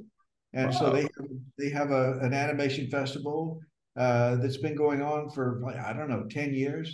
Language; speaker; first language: English; native; English